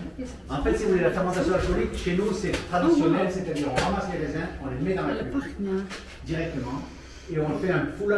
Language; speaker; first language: French; native; French